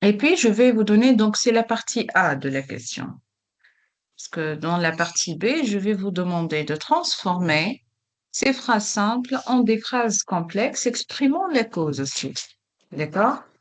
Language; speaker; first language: French; non-native, local second language; Arabic